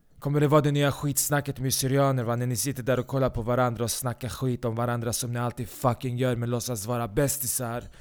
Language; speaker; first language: Swedish; early bilingual, other home language; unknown